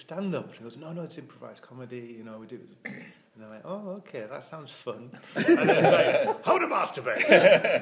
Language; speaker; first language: English; native; English